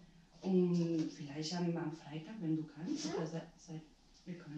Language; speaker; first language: German; non-native, learner; Spanish